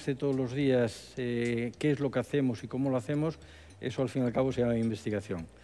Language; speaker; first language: Spanish; native; Spanish